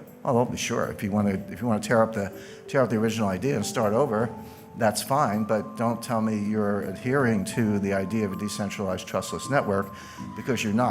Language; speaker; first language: English; native; English